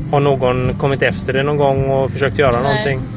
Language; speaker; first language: Swedish; native; Swedish